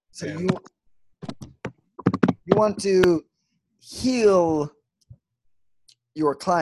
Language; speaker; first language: English; non-native, fluent; Swedish